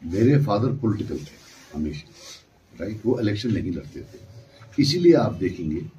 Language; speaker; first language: Urdu; non-native, local second language; Kashmiri